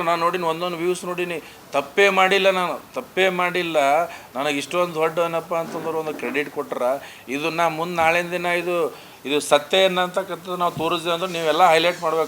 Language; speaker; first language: Kannada; native; Kannada